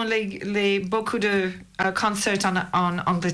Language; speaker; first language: French; non-native, learner; English